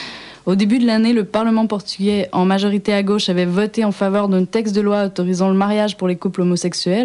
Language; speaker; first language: French; native; French